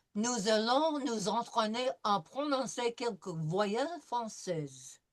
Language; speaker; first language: French; non-native, fluent; English